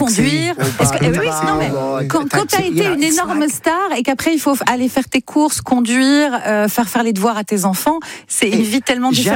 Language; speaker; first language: French; native; French